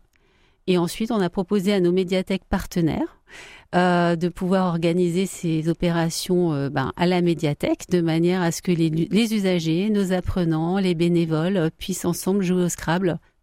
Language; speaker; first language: French; native; French